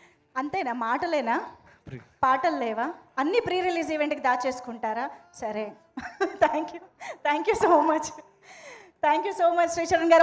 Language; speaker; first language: Telugu; native; Telugu